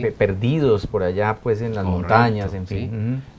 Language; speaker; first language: Spanish; native; Spanish